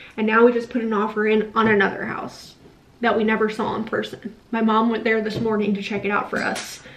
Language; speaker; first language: English; native; English